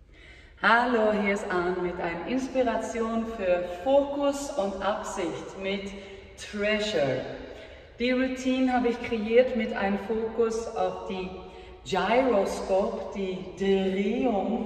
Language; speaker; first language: German; non-native, fluent; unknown